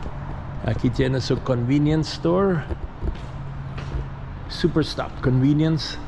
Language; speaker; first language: Spanish; non-native, fluent; English